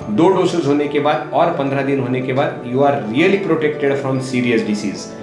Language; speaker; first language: Hindi; non-native, local second language; Marathi